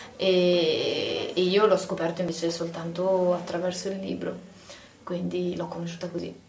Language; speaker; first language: Italian; native; Italian